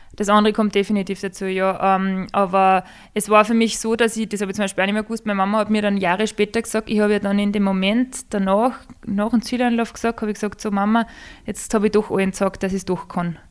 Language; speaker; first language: German; native; German